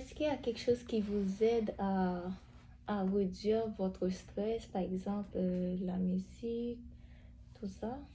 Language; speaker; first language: French; native; French